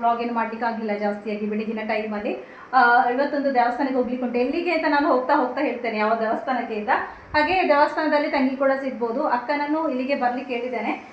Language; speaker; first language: Kannada; native; Kannada